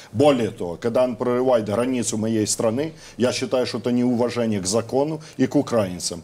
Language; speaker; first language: Russian; non-native, local second language; Ukrainian